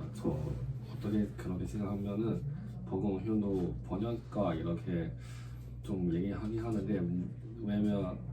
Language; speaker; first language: Korean; non-native, learner; Chinese